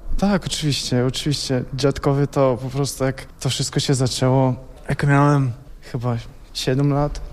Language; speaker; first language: Polish; early bilingual, heritage; Polish